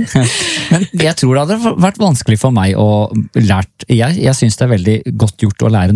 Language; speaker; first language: Norwegian; native; Norwegian